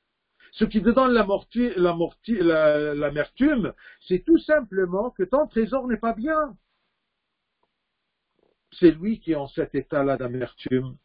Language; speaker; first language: French; non-native, fluent; Arabic